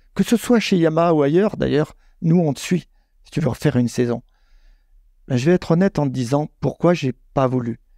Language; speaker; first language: French; native; French